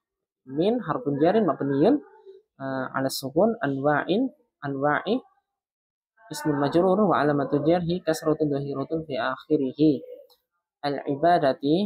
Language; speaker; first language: Arabic; non-native, learner; Indonesian